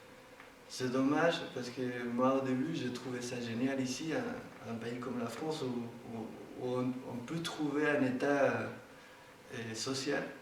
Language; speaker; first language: French; non-native, fluent; Spanish